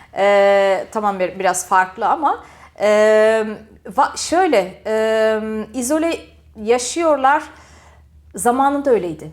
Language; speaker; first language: Turkish; early bilingual, heritage; Turkish